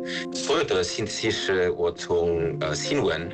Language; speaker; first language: Chinese; non-native, fluent; German